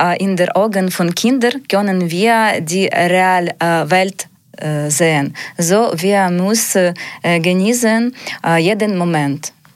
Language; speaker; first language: German; non-native, learner; Ukrainian